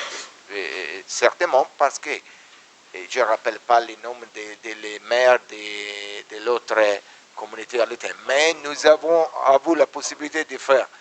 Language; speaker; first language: French; non-native, learner; Italian